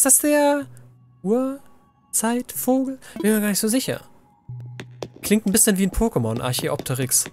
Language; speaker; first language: German; native; German